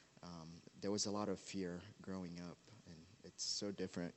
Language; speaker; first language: English; non-native, local second language; Ganda